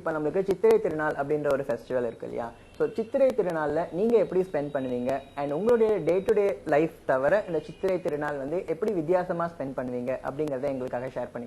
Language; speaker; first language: Tamil; native; Tamil